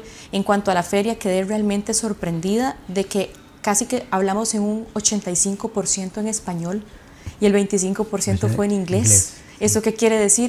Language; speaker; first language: Spanish; native; Spanish